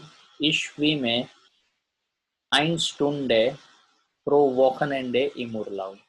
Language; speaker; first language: German; non-native, learner; Gujarati